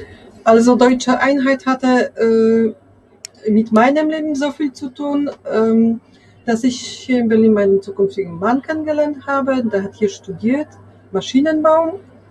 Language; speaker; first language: German; non-native, fluent; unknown